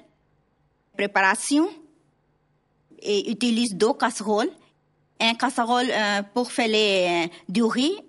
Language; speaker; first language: French; non-native, learner; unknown